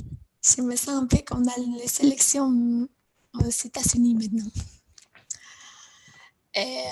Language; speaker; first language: French; non-native, fluent; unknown